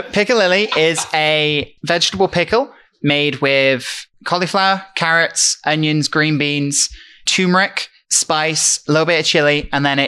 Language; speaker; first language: English; native; English